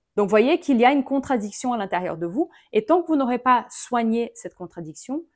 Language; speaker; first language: French; non-native, fluent; Portuguese